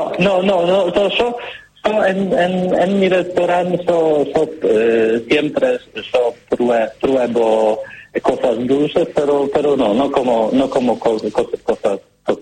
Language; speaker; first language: Spanish; non-native, learner; Polish